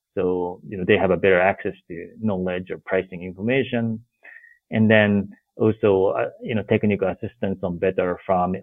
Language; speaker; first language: English; non-native, fluent; Japanese